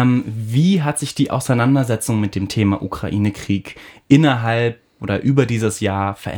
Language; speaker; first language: German; native; German